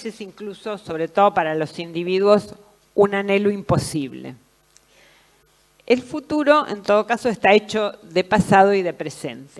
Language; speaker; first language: Spanish; native; Spanish